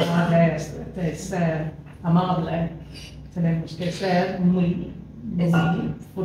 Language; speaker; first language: Spanish; non-native, fluent; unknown